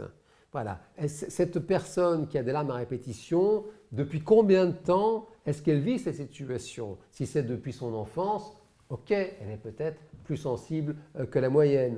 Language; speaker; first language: French; native; French